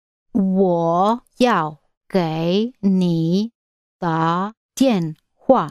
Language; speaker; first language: Chinese; non-native, learner; English